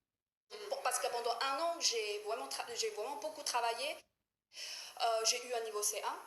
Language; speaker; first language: French; non-native, fluent; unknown